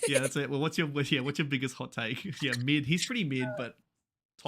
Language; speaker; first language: English; native; English